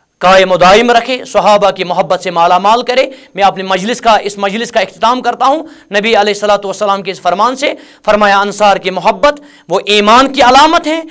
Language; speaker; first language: Urdu; non-native, local second language; Kashmiri